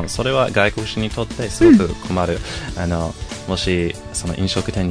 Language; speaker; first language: Japanese; non-native, fluent; English